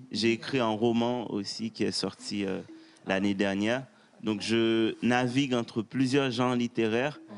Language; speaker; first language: French; non-native, local second language; Haitian Creole